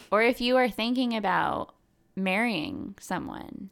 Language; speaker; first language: English; native; English